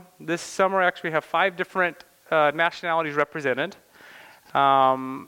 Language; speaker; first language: English; native; English